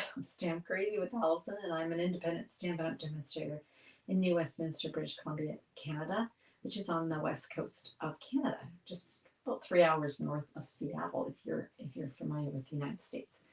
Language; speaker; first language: English; native; English